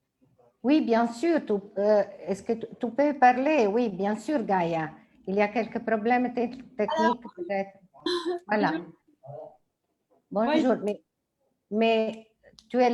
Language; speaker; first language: French; non-native, fluent; Italian